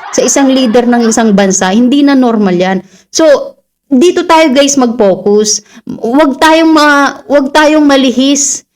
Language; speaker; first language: Filipino; non-native, local second language; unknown